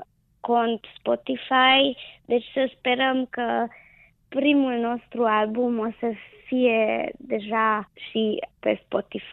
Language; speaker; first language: Romanian; non-native, local second language; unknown